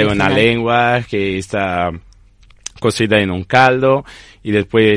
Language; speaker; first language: Spanish; non-native, fluent; Italian